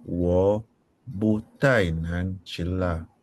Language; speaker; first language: Chinese; non-native, learner; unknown